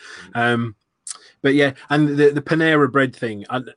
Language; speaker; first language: English; native; English